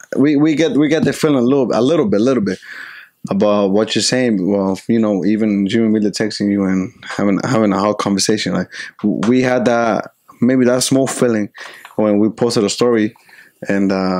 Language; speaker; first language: English; early bilingual, other home language; Spanish